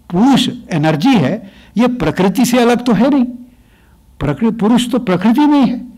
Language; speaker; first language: Hindi; native; Hindi